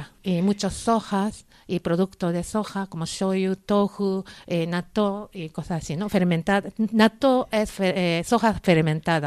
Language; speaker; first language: Spanish; non-native, learner; Japanese